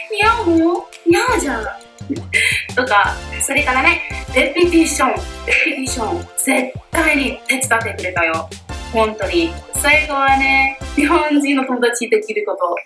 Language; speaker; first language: Japanese; non-native, learner; English